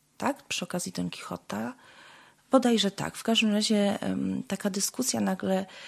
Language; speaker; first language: Polish; native; Polish